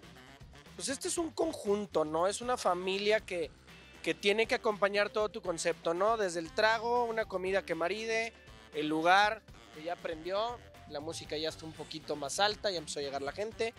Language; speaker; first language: Spanish; native; Spanish